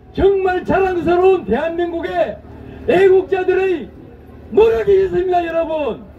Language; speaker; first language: Korean; native; Korean